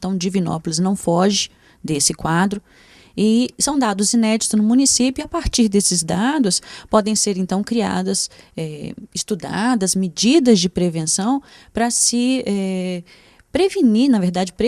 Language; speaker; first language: Portuguese; native; Portuguese